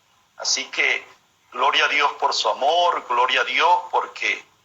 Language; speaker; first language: Spanish; native; Spanish